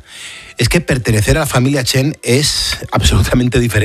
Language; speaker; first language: Spanish; native; Spanish